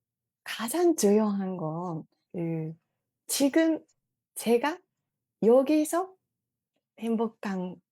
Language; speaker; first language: Korean; non-native, fluent; Japanese